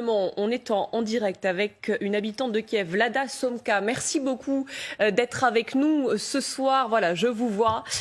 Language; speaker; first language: French; native; French